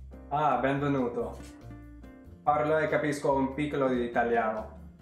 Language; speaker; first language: Italian; non-native, learner; English